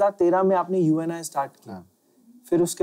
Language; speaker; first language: Hindi; native; Hindi